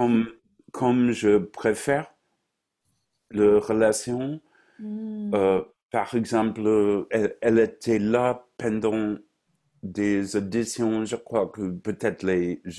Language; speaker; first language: French; non-native, fluent; English